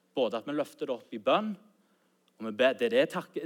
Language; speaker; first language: Norwegian; native; Norwegian